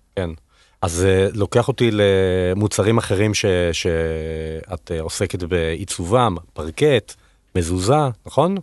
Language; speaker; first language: Hebrew; native; Hebrew